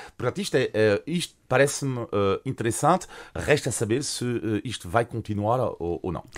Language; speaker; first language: Portuguese; non-native, fluent; French